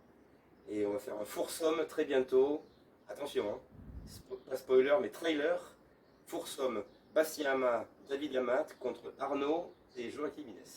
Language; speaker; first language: French; native; French